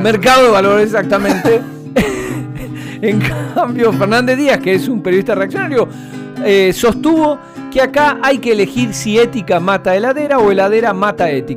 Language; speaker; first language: Spanish; native; Spanish